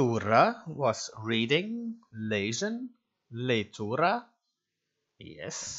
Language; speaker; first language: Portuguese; non-native, learner; Dutch